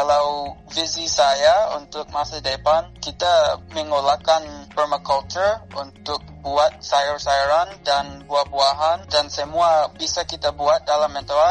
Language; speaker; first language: Indonesian; non-native, fluent; English